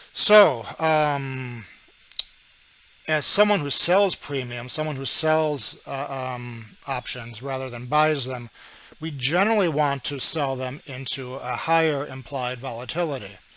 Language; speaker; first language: English; native; English